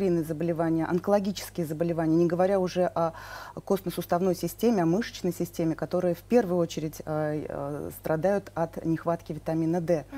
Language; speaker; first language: Russian; native; Russian